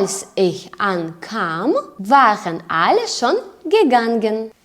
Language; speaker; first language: German; non-native, fluent; Ukrainian